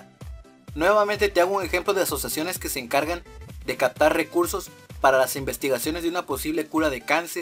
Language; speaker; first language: Spanish; native; Spanish